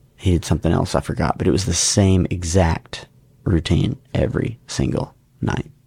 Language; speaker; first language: English; native; English